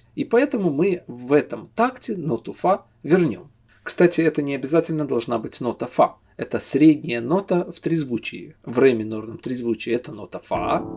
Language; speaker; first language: Russian; native; Russian